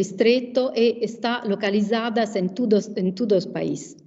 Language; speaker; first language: Portuguese; non-native, fluent; Italian